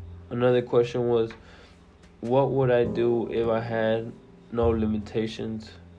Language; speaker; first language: English; early bilingual, other home language; Spanish